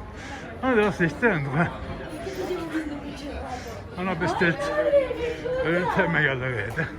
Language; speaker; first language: Norwegian; native; Norwegian